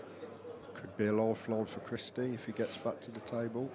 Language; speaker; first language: English; native; English